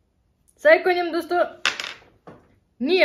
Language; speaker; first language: Persian; non-native, learner; German